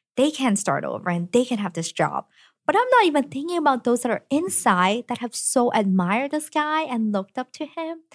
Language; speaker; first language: English; early bilingual, other home language; Cantonese